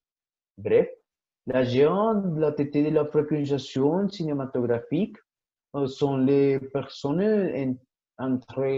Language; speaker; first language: French; non-native, learner; Spanish